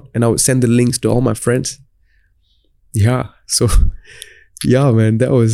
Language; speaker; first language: English; non-native, local second language; Tamil